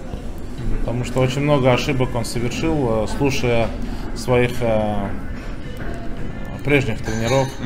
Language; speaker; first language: Russian; native; Russian